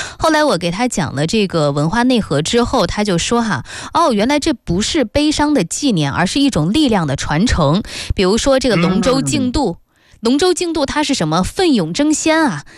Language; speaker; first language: Chinese; native; Chinese